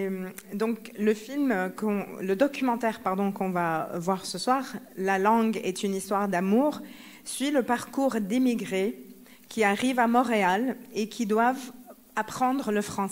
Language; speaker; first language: French; early bilingual, other home language; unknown